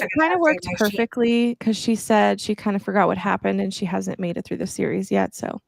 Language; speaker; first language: English; native; English